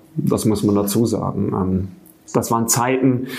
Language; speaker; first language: German; native; German